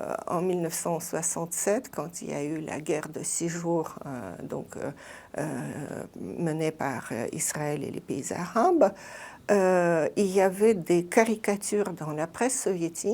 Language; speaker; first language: French; non-native, fluent; Russian